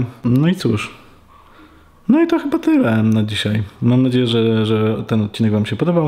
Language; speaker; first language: Polish; native; Polish